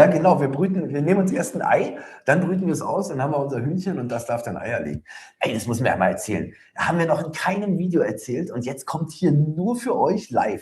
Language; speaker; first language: German; native; German